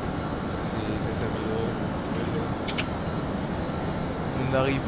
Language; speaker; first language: French; native; French